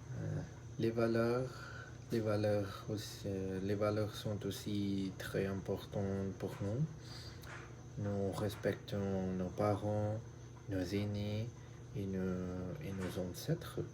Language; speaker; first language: French; non-native, learner; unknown